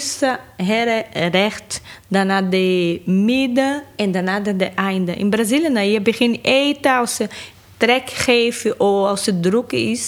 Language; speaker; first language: Dutch; non-native, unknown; Portuguese